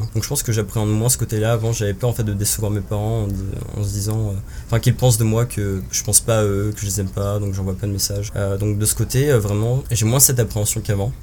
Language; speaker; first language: French; native; French